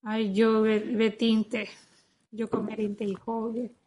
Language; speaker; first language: Swedish; non-native, learner; Spanish